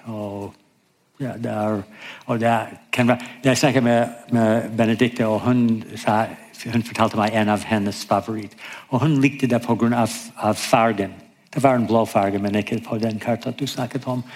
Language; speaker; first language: Norwegian; non-native, fluent; English